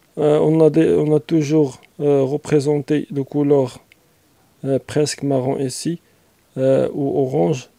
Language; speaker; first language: French; non-native, local second language; Arabic